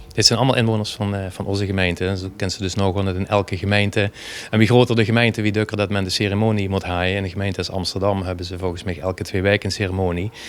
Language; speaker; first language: Dutch; native; Dutch